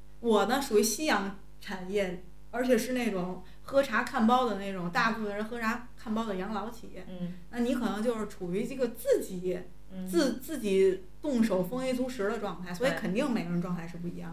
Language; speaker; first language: Chinese; native; Chinese